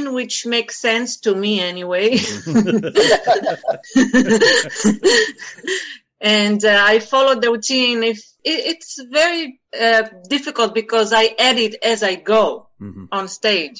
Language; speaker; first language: English; non-native, fluent; Hebrew